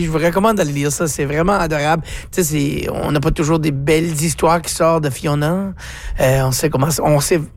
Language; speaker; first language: French; native; French